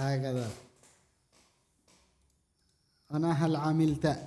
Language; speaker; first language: Arabic; non-native, fluent; Indonesian